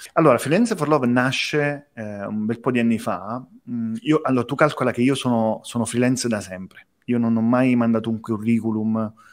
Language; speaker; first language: Italian; native; Italian